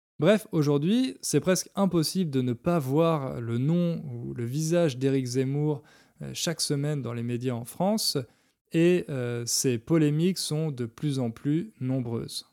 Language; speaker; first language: French; native; French